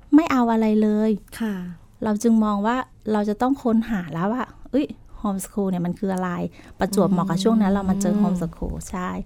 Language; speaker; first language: Thai; native; Thai